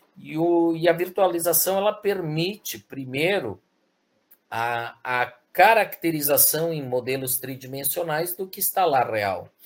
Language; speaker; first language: Portuguese; early bilingual, other home language; Spanish